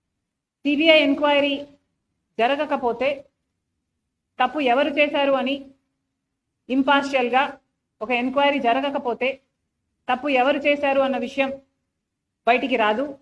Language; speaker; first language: Telugu; native; Telugu